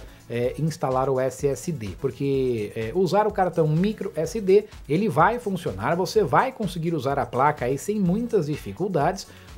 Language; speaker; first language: Portuguese; native; Portuguese